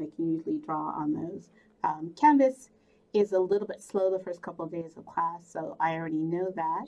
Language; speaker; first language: English; early bilingual, other home language; Spanish